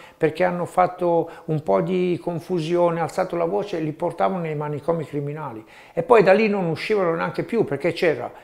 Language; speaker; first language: Italian; native; Italian